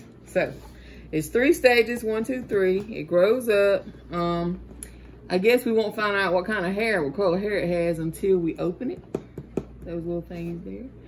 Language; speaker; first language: English; native; English